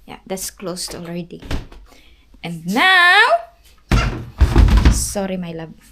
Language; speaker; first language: English; non-native, local second language; Cebuano